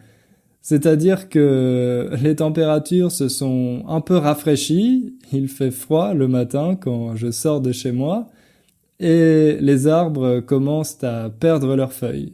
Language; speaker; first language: French; native; French